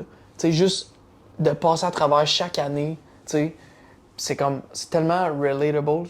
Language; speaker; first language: French; native; French